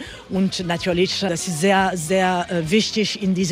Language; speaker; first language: German; non-native, learner; French